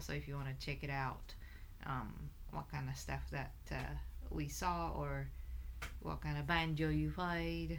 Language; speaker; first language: English; non-native, fluent; Japanese